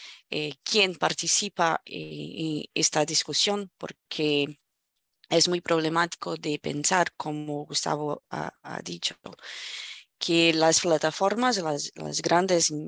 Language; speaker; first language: Spanish; non-native, fluent; Portuguese